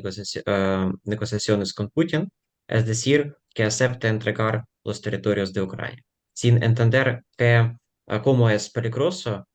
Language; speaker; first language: Spanish; non-native, fluent; Ukrainian